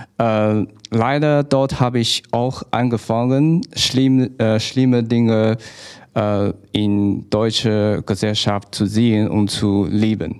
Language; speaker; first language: German; non-native, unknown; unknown